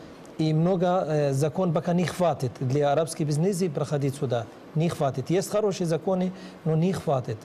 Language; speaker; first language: Russian; non-native, learner; Arabic